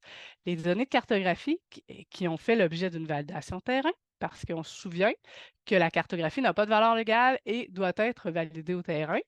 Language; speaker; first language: French; native; French